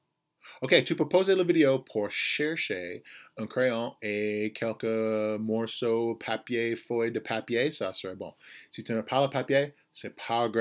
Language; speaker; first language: French; non-native, fluent; English